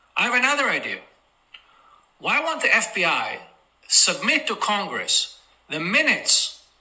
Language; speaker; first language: English; non-native, fluent; Hebrew